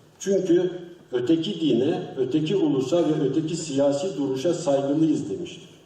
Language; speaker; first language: Turkish; native; Turkish